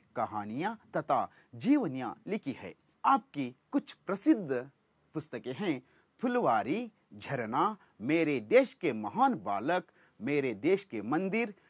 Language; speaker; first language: Hindi; non-native, local second language; Kannada